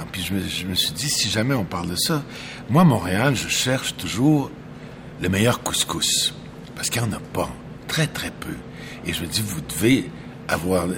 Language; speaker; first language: French; native; French